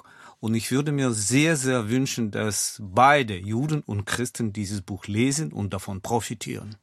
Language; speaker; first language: German; non-native, fluent; Russian